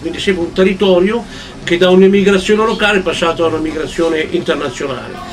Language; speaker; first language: Italian; native; Italian